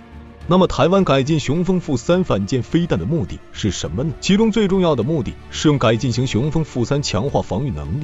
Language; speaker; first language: Chinese; native; Chinese